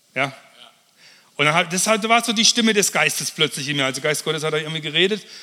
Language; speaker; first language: German; native; German